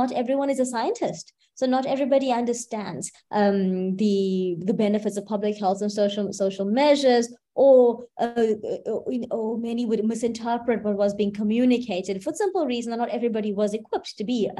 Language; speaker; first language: English; native; English